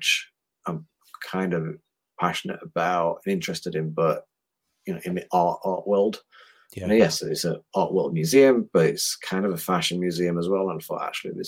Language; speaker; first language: English; native; English